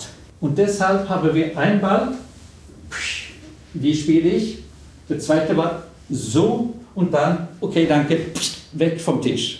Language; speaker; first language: German; non-native, fluent; Swedish